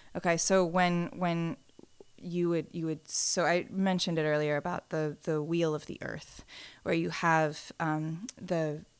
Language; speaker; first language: English; native; English